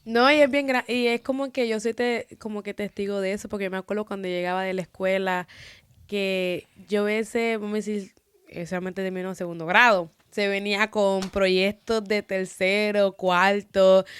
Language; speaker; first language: Spanish; early bilingual, other home language; English